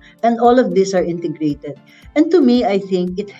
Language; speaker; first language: English; non-native, local second language; Filipino